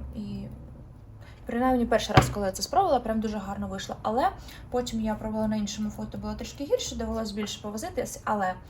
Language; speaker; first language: Ukrainian; non-native, local second language; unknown